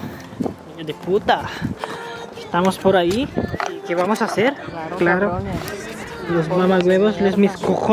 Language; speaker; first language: Spanish; non-native, learner; Filipino